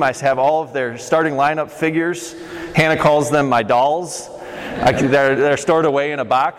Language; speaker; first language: English; native; English